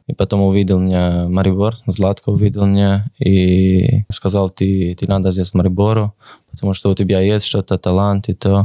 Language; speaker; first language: Russian; non-native, learner; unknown